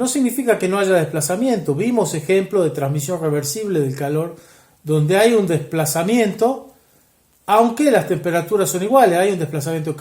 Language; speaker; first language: Spanish; native; Spanish